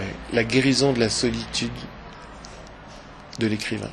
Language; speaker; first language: French; native; French